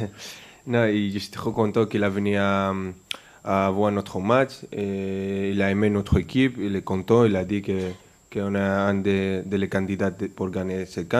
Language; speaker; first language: French; non-native, fluent; Spanish